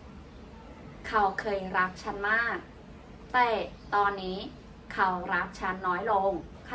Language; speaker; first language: Thai; non-native, fluent; Burmese